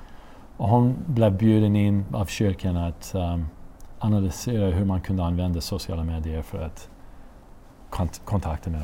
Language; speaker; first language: Swedish; non-native, fluent; English